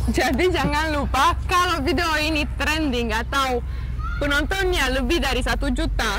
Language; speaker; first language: Indonesian; non-native, fluent; Romanian